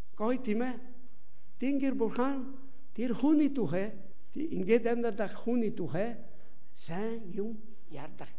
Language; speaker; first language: Mongolian; non-native, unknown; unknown